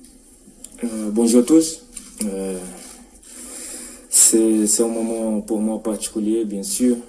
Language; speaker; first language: French; non-native, fluent; Portuguese